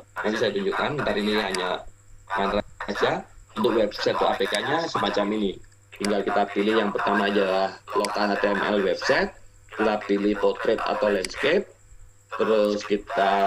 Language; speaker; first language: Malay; non-native, local second language; Javanese